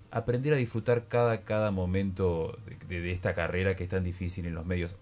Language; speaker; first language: Spanish; native; Spanish